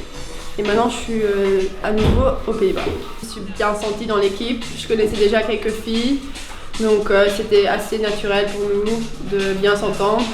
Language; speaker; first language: French; early bilingual, heritage; Dutch